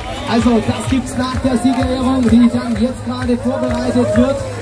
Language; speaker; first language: German; native; German